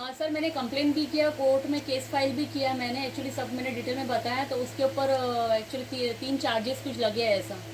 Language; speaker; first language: Hindi; non-native, local second language; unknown